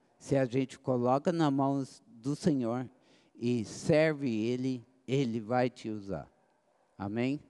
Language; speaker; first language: Portuguese; early bilingual, other home language; English